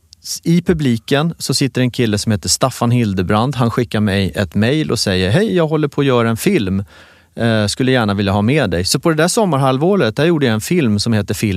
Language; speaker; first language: Swedish; native; Swedish